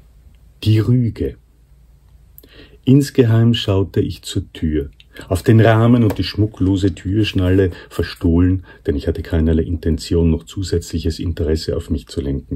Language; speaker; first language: German; native; German